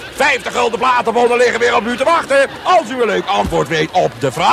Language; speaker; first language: Dutch; native; Dutch